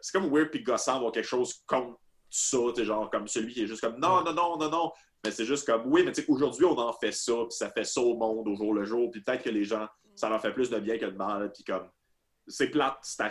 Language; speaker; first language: French; native; French